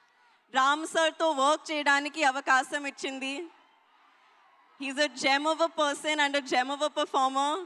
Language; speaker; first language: Telugu; non-native, learner; Hindi